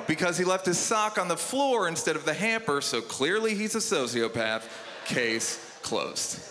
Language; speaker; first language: English; native; English